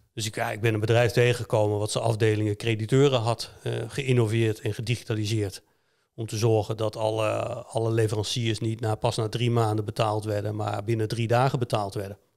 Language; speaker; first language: Dutch; native; Dutch